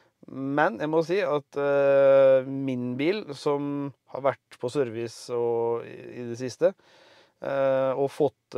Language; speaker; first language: Norwegian; native; Norwegian